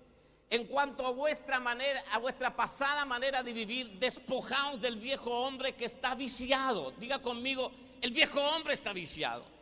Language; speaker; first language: Spanish; native; Spanish